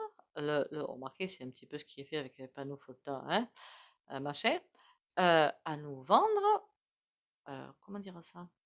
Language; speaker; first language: French; native; French